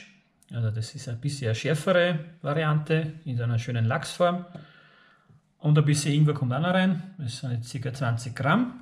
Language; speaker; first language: German; native; German